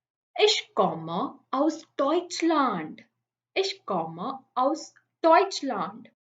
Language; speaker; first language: German; non-native, fluent; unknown